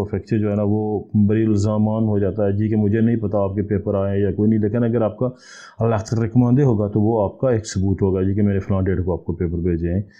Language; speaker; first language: Urdu; non-native, local second language; Punjabi